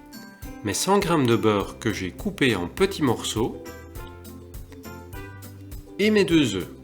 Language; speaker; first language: French; native; French